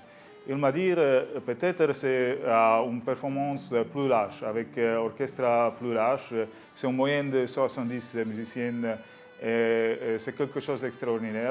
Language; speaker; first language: French; non-native, learner; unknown